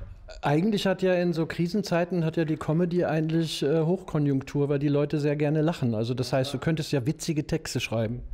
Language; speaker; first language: German; native; German